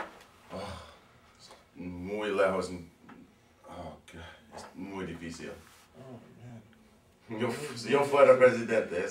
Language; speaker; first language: Spanish; non-native, learner; English